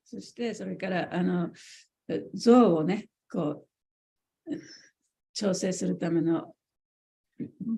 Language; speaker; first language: Japanese; native; Japanese